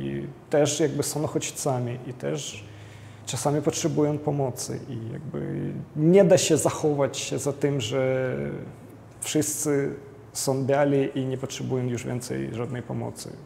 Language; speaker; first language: Polish; non-native, fluent; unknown